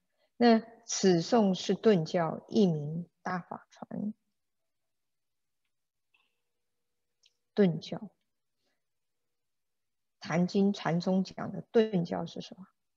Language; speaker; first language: Chinese; native; Chinese